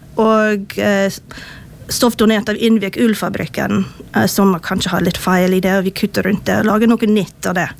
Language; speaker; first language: Norwegian; non-native, fluent; English